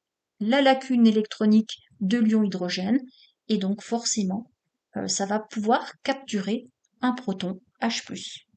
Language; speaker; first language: French; native; French